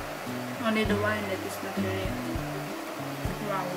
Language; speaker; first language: English; non-native, fluent; Indonesian